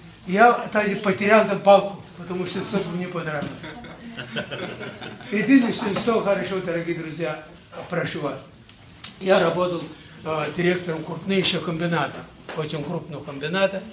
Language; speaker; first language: Russian; non-native, local second language; Tuvinian